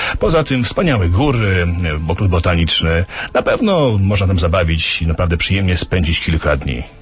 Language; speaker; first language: Polish; native; Polish